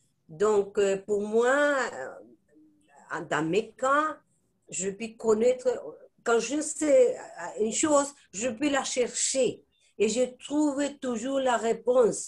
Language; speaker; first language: French; non-native, fluent; Spanish